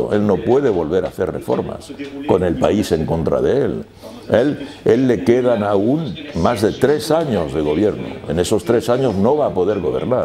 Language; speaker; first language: Spanish; native; Spanish